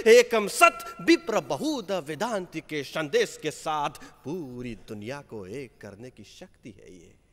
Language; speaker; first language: Hindi; non-native, local second language; Nepali